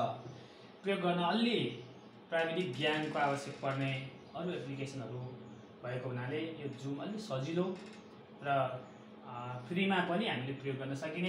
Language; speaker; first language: Nepali; native; Nepali